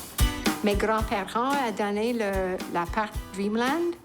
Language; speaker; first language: French; non-native, local second language; English